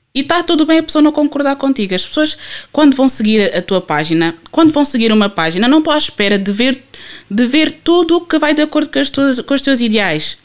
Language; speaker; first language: Portuguese; native; Portuguese